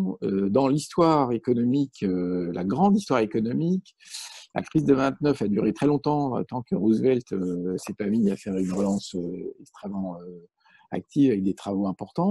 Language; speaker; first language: French; native; French